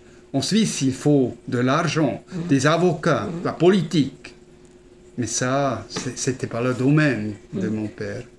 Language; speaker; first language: French; non-native, fluent; German